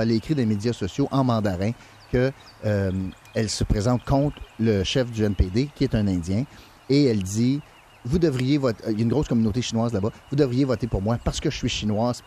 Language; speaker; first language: French; native; French